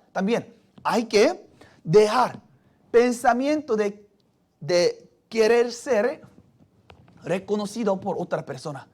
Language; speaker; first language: Spanish; non-native, fluent; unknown